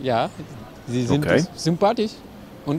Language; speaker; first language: German; non-native, fluent; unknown